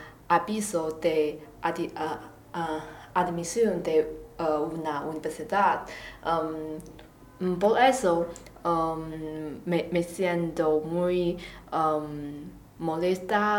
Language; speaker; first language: Spanish; non-native, learner; Chinese